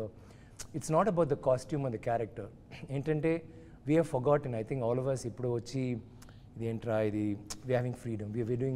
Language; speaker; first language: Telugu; non-native, learner; Tamil